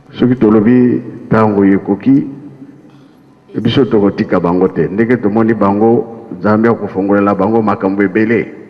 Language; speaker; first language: Lingala; non-native, local second language; Kongo